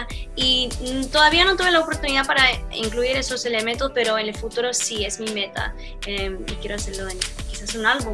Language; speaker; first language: Spanish; early bilingual, heritage; Spanish